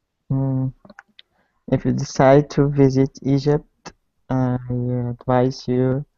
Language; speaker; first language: English; non-native, learner; Arabic